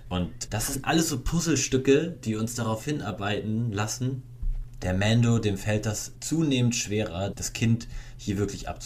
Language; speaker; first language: German; native; German